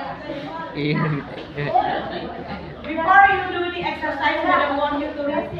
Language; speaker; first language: English; non-native, learner; Indonesian